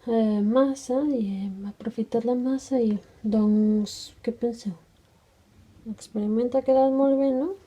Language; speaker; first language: Catalan; non-native, fluent; Spanish